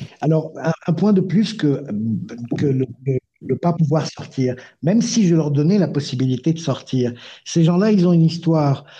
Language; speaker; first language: French; non-native, local second language; Arabic